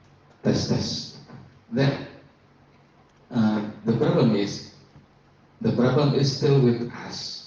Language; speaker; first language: English; non-native, learner; Indonesian